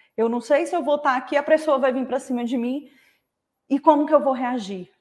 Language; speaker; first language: Portuguese; native; Portuguese